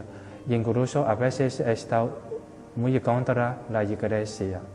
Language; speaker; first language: Spanish; non-native, fluent; Chinese